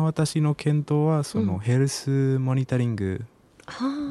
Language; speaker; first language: Japanese; non-native, learner; Spanish